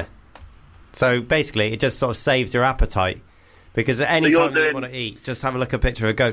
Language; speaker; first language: English; native; English